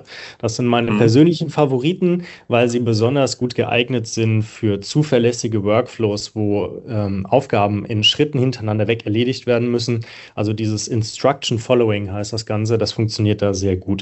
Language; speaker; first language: German; native; German